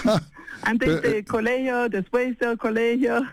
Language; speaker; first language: Spanish; non-native, fluent; English